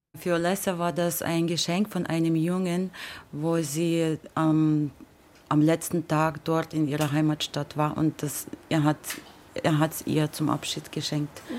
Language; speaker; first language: German; non-native, fluent; Ukrainian